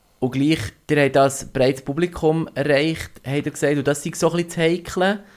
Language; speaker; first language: German; native; German